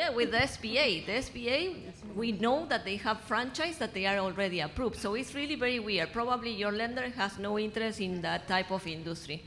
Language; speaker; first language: English; non-native, fluent; Spanish